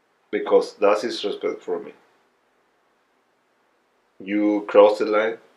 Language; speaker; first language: English; non-native, learner; Spanish